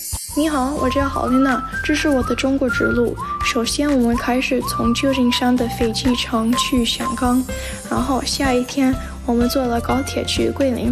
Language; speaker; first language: Chinese; non-native, learner; English